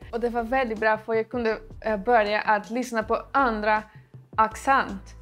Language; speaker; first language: Swedish; non-native, learner; Portuguese